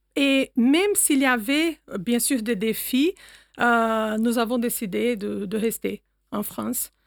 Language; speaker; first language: French; non-native, fluent; Portuguese